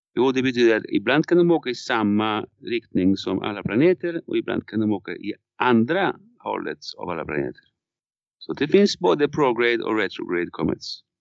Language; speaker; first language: Swedish; non-native, fluent; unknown